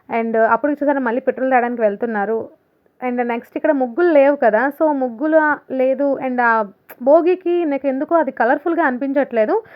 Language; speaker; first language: Telugu; non-native, local second language; Urdu